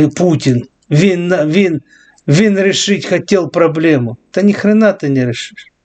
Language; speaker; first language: Ukrainian; non-native, local second language; Russian